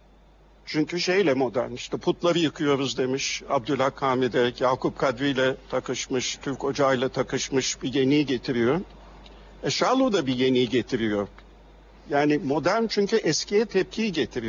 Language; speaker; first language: Turkish; native; Turkish